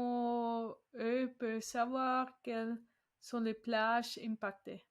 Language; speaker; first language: French; non-native, learner; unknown